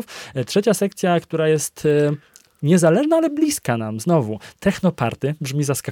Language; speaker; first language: Polish; native; Polish